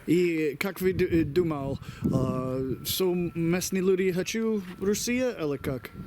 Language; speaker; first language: Russian; non-native, learner; English